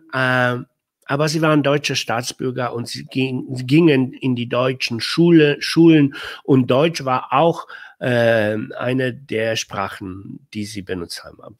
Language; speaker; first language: German; non-native, fluent; Polish